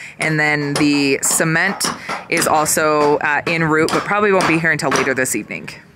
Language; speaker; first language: English; native; English